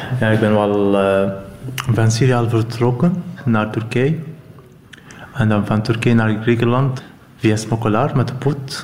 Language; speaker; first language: Dutch; non-native, learner; Arabic